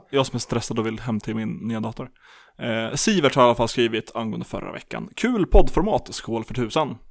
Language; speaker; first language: Swedish; native; Swedish